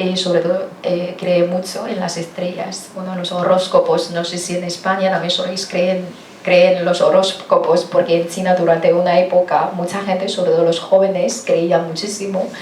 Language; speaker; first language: Spanish; non-native, fluent; Chinese